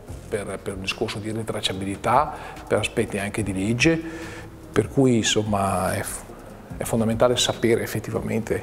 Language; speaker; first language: Italian; native; Italian